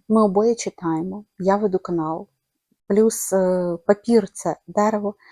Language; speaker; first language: Ukrainian; non-native, local second language; Russian